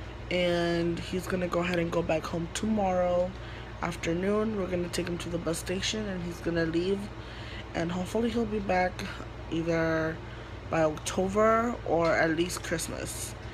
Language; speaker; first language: English; early bilingual, other home language; Spanish